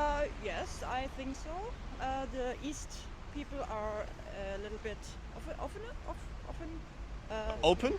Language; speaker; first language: English; non-native, learner; German